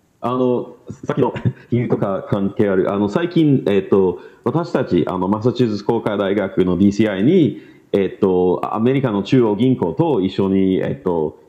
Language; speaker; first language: Japanese; non-native, learner; English